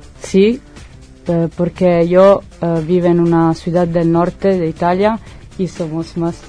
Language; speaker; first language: Spanish; non-native, learner; Italian